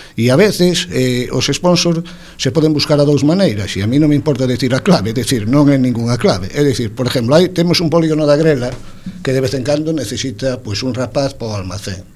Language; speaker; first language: Galician; non-native, local second language; Spanish